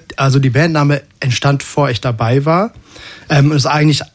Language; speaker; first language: German; non-native, fluent; English